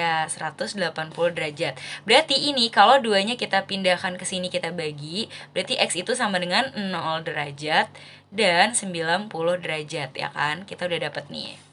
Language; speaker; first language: Indonesian; native; Indonesian